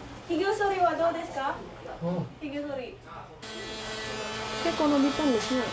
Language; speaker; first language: Japanese; non-native, learner; Indonesian